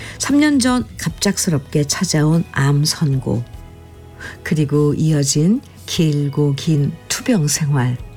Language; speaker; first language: Korean; native; Korean